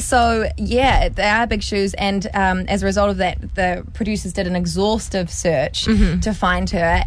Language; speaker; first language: English; native; English